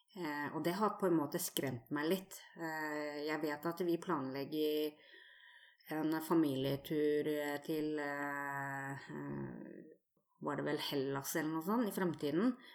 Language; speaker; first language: Norwegian; native; Norwegian